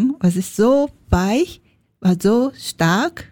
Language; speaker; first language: German; non-native, learner; Japanese